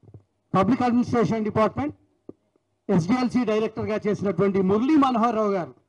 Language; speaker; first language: Telugu; native; Telugu